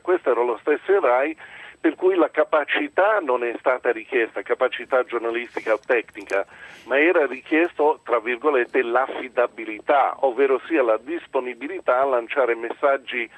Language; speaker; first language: Italian; early bilingual, other home language; English